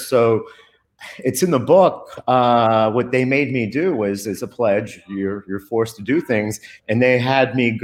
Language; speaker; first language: English; early bilingual, other home language; Spanish